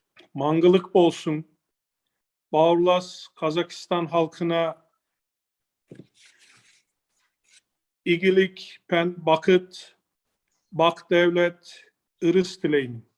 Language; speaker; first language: Turkish; native; Turkish